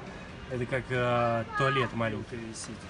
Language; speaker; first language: Russian; native; Russian